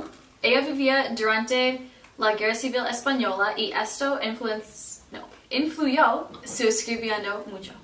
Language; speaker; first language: Spanish; non-native, learner; English